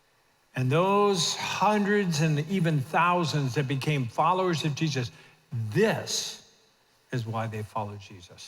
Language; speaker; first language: English; native; English